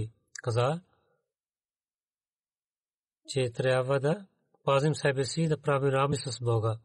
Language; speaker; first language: Bulgarian; non-native, learner; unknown